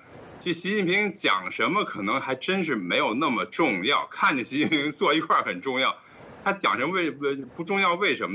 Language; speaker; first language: Chinese; native; Chinese